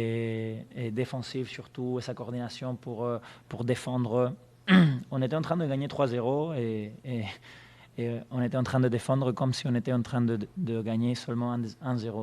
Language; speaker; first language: French; non-native, fluent; Spanish